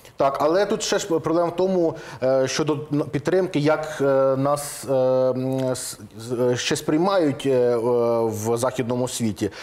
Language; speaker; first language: Ukrainian; native; Ukrainian